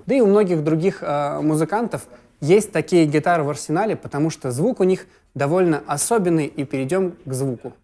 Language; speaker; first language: Russian; native; Russian